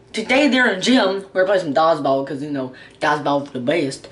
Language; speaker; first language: English; native; English